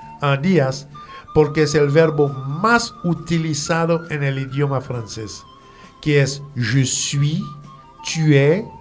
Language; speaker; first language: Spanish; non-native, fluent; French